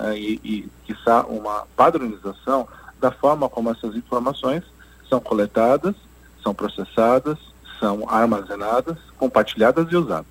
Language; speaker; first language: Portuguese; native; Portuguese